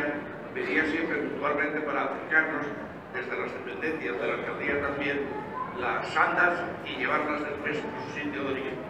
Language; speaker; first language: Spanish; native; Spanish